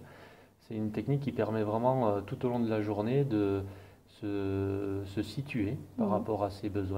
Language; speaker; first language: French; native; French